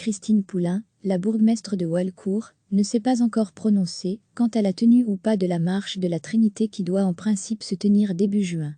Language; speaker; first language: French; native; French